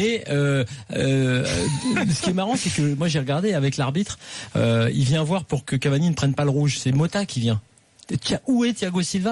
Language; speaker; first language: French; native; French